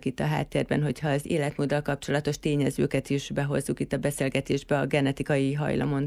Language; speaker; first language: Hungarian; native; Hungarian